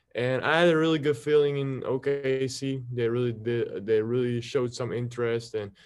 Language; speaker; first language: English; non-native, fluent; Dutch